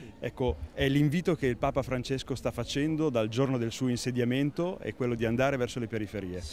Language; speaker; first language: Italian; native; Italian